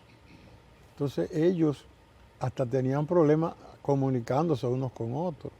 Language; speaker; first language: Spanish; native; Spanish